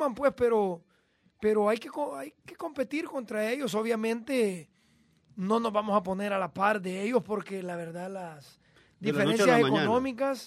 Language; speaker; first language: Spanish; native; Spanish